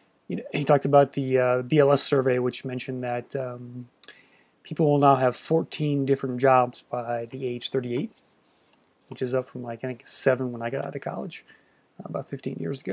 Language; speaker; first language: English; native; English